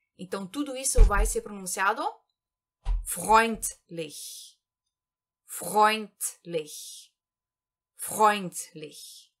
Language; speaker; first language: Portuguese; native; Portuguese